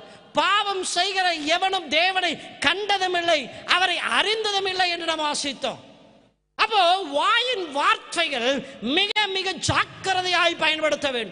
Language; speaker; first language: Tamil; native; Tamil